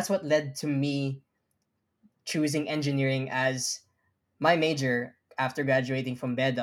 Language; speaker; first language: English; non-native, local second language; Filipino